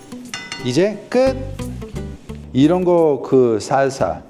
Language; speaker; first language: Korean; non-native, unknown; Italian